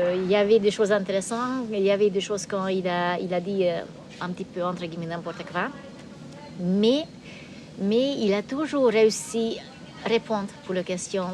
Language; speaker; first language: French; non-native, fluent; Hungarian